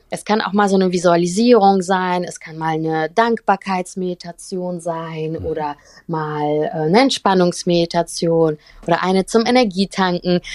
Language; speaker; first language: German; early bilingual, other home language; Russian